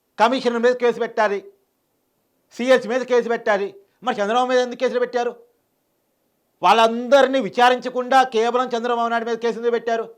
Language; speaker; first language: Telugu; native; Telugu